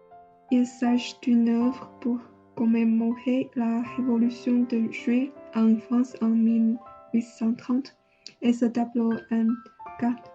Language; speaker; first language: French; non-native, learner; Chinese